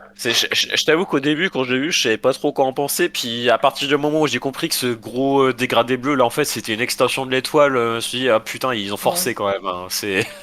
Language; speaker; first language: French; native; French